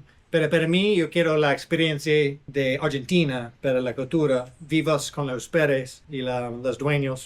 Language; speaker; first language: Spanish; non-native, learner; English